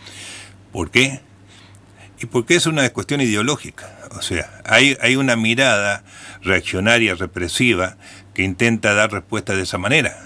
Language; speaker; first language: Spanish; native; Spanish